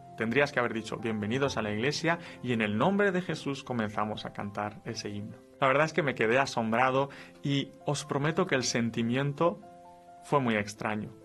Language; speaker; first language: Spanish; non-native, fluent; Romanian